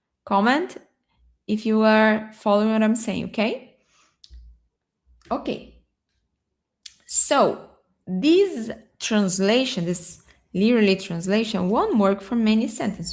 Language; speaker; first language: English; non-native, fluent; Portuguese